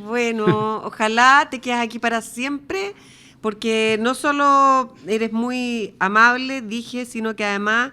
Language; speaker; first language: Spanish; native; Spanish